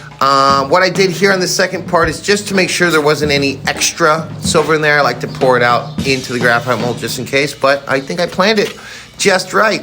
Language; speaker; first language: English; native; English